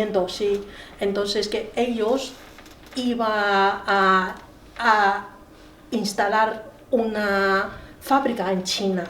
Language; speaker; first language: Spanish; non-native, learner; Chinese